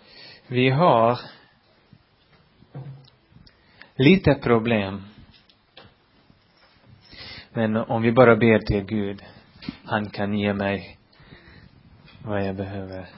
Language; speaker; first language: Swedish; non-native, fluent; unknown